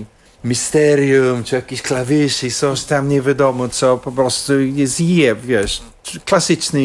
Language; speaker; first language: Polish; non-native, fluent; English